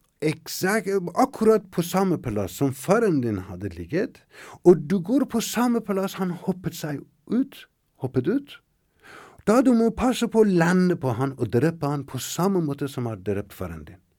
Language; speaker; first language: Norwegian; non-native, fluent; Persian